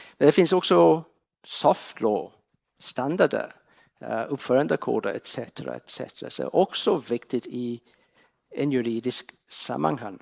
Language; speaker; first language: Swedish; non-native, fluent; English